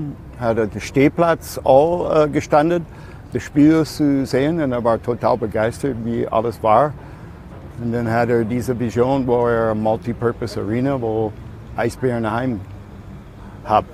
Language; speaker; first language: German; non-native, learner; English